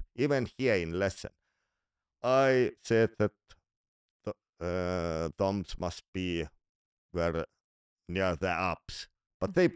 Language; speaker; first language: English; non-native, learner; Estonian